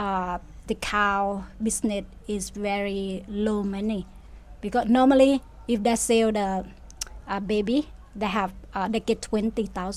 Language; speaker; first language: English; non-native, fluent; Thai